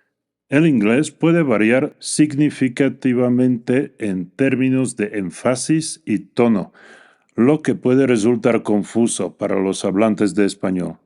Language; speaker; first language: Spanish; non-native, fluent; English